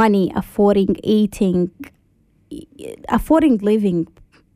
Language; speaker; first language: English; early bilingual, other home language; Arabic